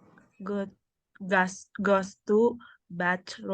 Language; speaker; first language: English; non-native, learner; Indonesian